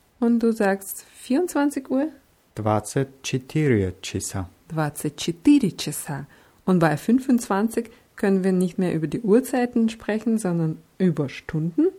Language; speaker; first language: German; non-native, fluent; Russian